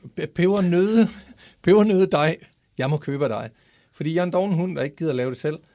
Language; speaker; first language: Danish; native; Danish